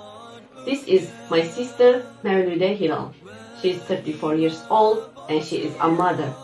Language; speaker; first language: English; non-native, learner; Uyghur